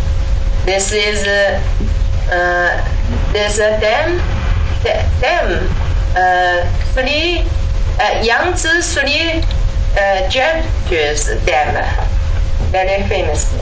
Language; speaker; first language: English; non-native, learner; Chinese